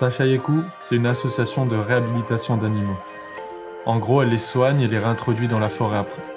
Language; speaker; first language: French; native; French